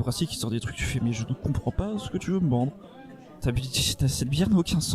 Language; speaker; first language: French; native; French